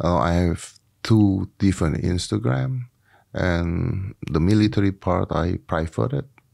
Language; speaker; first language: English; non-native, fluent; Indonesian